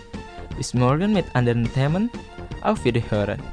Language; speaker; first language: German; non-native, fluent; Indonesian